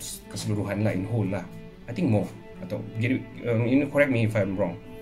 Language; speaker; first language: English; non-native, local second language; Malay